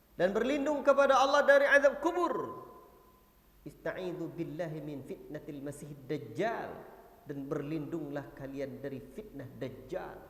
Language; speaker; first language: Malay; non-native, local second language; Minangkabau